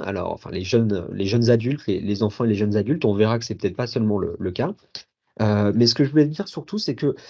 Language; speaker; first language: French; native; French